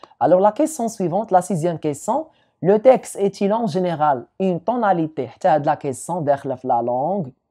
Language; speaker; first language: French; non-native, local second language; Arabic